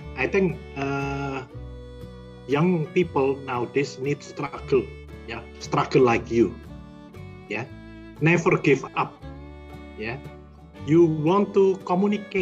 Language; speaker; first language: English; non-native, learner; Indonesian